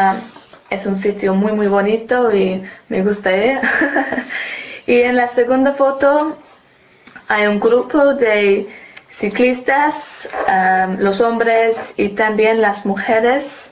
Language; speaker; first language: Spanish; non-native, learner; English